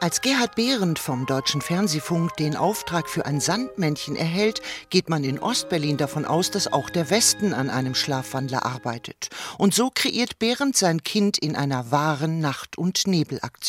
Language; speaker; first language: German; native; German